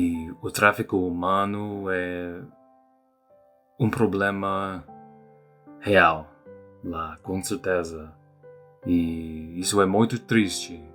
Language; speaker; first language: Portuguese; non-native, fluent; English